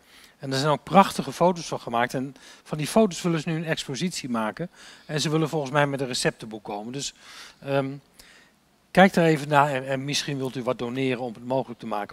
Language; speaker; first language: Dutch; native; Dutch